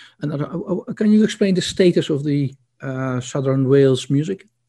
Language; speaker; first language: English; non-native, fluent; Dutch